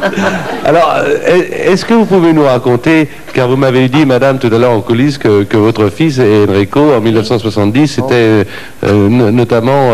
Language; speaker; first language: French; native; French